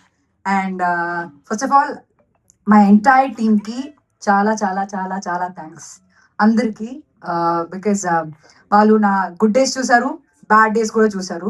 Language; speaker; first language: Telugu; non-native, fluent; Malayalam